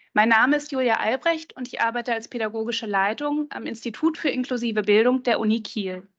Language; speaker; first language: German; native; German